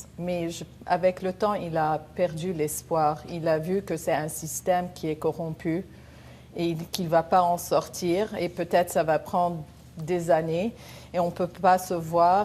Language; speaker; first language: French; non-native, local second language; Arabic